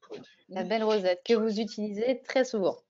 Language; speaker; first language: French; native; French